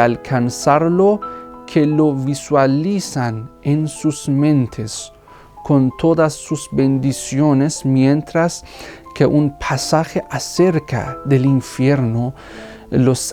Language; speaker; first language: Spanish; non-native, fluent; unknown